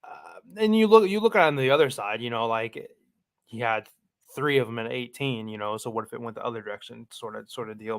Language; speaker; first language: English; native; English